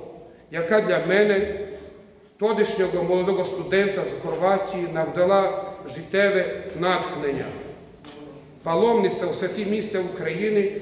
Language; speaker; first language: Ukrainian; non-native, fluent; Croatian